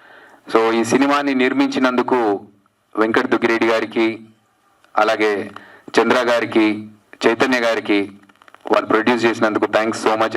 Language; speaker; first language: Telugu; native; Telugu